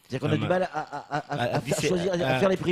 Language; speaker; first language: French; native; French